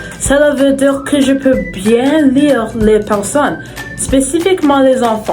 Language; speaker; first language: French; non-native, learner; English